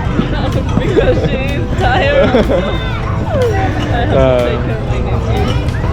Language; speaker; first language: English; non-native, learner; Spanish